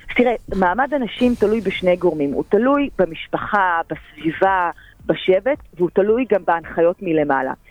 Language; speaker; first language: Hebrew; native; Hebrew